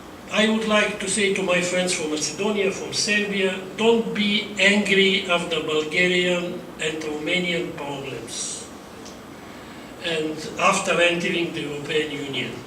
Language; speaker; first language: English; non-native, fluent; Bulgarian